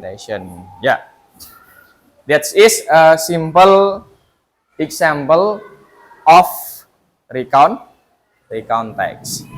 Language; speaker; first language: English; non-native, fluent; Indonesian